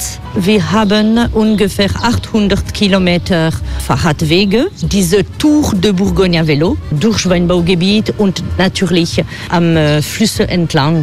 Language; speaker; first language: German; non-native, fluent; French